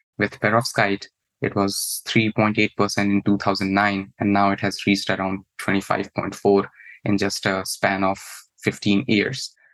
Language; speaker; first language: English; non-native, local second language; Hindi